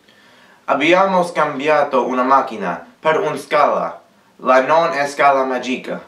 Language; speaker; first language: Italian; non-native, learner; English